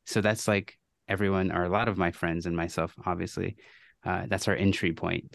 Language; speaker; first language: English; native; English